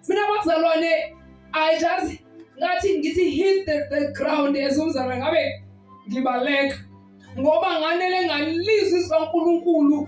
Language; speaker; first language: Zulu; native; Zulu